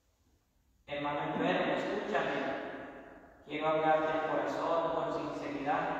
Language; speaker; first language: Spanish; native; Spanish